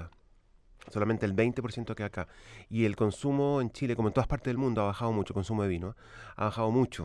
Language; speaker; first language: Spanish; native; Spanish